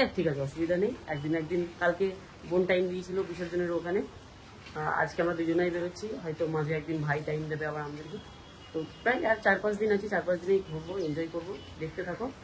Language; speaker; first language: Bangla; native; Bangla